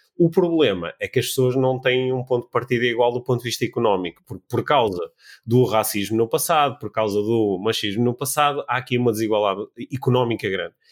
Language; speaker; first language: Portuguese; native; Portuguese